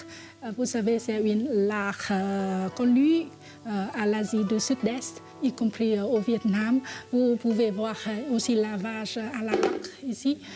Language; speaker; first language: French; non-native, fluent; Vietnamese